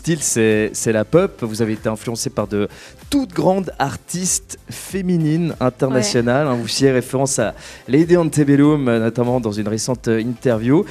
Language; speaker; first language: French; native; French